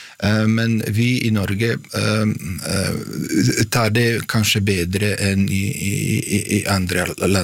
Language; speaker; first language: Norwegian; non-native, fluent; Bosnian